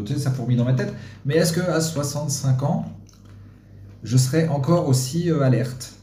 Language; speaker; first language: French; native; French